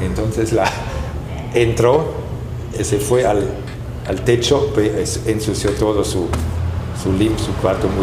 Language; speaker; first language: Spanish; non-native, fluent; German